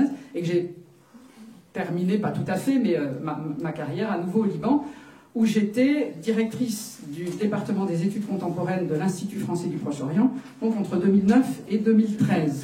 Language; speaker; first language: French; native; French